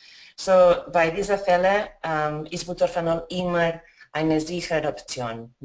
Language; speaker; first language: German; non-native, fluent; Spanish